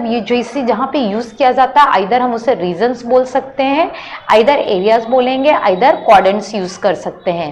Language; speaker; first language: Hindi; native; Hindi